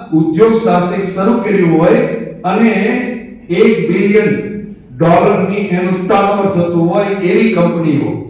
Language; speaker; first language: Gujarati; native; Gujarati